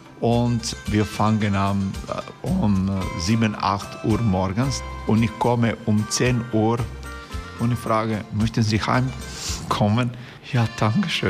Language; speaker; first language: German; non-native, learner; Croatian